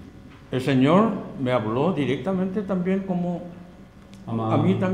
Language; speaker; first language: Spanish; non-native, learner; Korean